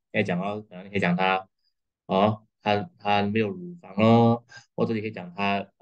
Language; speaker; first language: Chinese; native; Chinese